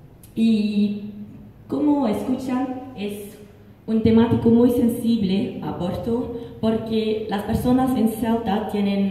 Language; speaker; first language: Spanish; non-native, learner; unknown